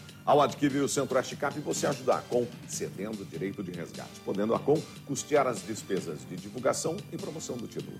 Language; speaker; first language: Portuguese; native; Portuguese